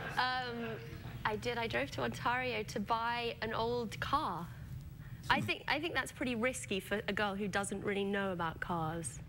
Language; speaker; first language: English; native; English